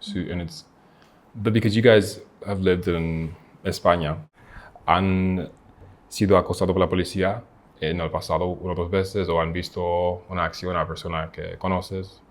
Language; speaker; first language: Spanish; non-native, learner; English